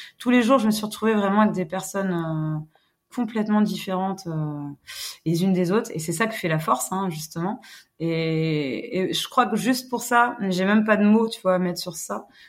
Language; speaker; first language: French; non-native, fluent; English